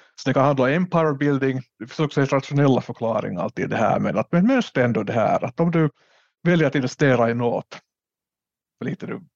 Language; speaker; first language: Swedish; native; Swedish